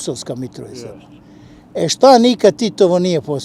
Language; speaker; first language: Bosnian; native; Bosnian